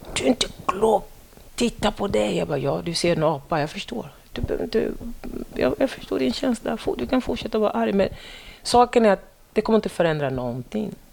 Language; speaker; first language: Swedish; non-native, fluent; French